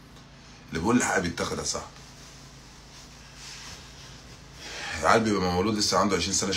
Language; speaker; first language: Arabic; native; Arabic